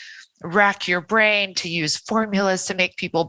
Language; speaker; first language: English; native; English